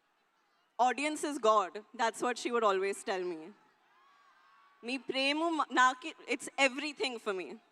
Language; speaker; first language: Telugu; non-native, learner; Hindi